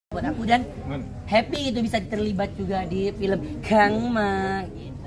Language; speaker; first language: Indonesian; non-native, fluent; Thai